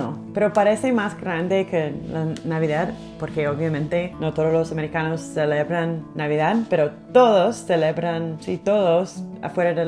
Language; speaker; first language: Spanish; non-native, learner; English